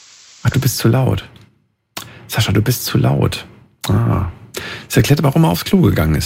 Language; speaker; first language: German; native; German